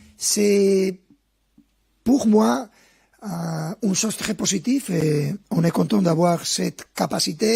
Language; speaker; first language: French; non-native, fluent; Spanish